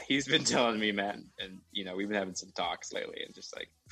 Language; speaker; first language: English; native; English